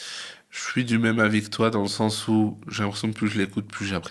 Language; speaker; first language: French; native; French